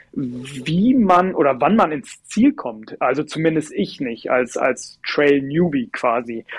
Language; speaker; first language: German; native; German